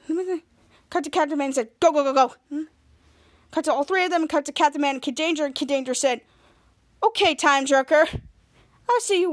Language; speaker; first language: English; native; English